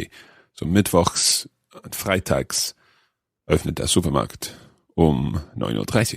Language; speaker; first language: German; non-native, learner; English